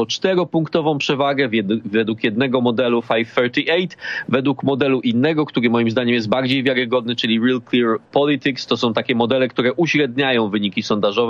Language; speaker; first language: Polish; native; Polish